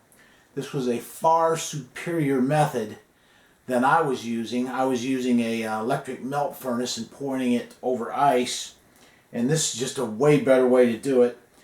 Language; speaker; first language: English; native; English